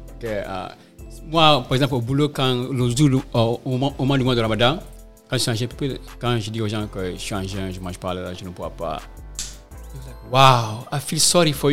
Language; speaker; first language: French; non-native, local second language; Fula